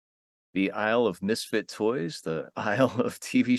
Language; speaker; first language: English; native; English